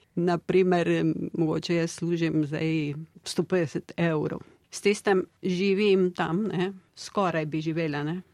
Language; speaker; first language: Slovenian; early bilingual, heritage; Slovenian